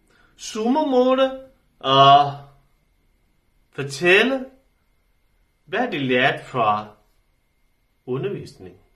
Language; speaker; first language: Danish; non-native, learner; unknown